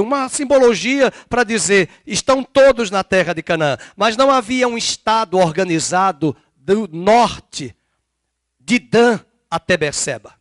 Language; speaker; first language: Portuguese; native; Portuguese